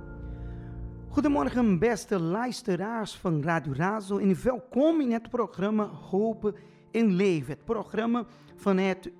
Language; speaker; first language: Dutch; non-native, fluent; Portuguese